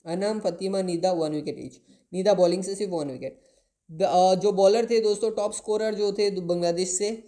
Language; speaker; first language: Hindi; non-native, local second language; Bangla